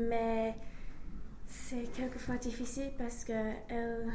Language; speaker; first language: French; non-native, learner; English